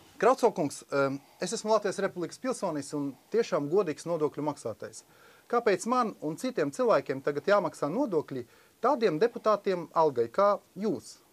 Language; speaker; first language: Latvian; non-native, local second language; Russian